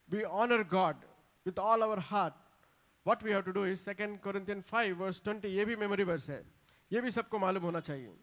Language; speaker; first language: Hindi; non-native, local second language; Telugu